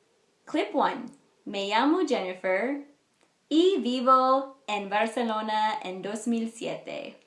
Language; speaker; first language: Spanish; non-native, learner; English